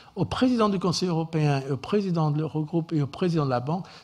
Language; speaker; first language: French; non-native, fluent; Portuguese